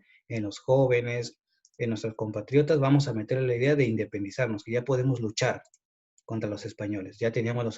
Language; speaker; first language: Spanish; native; Spanish